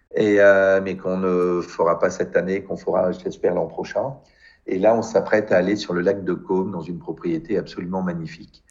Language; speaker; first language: French; native; French